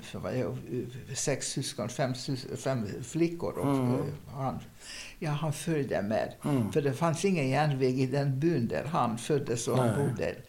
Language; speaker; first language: Swedish; non-native, fluent; Hungarian